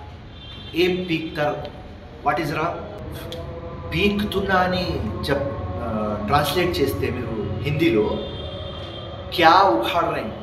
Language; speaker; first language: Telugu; non-native, local second language; Urdu